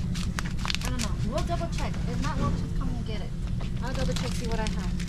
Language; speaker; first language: English; native; English